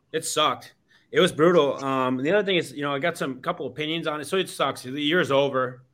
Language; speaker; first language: English; native; English